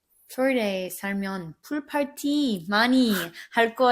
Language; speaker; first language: Korean; non-native, learner; English